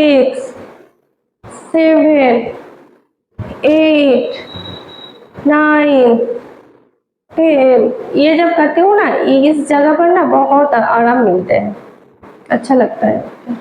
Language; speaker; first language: Hindi; non-native, local second language; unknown